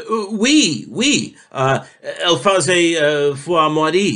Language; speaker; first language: French; non-native, learner; English